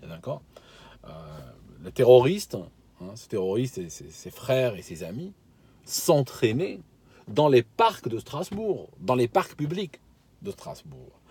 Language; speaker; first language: French; non-native, local second language; Arabic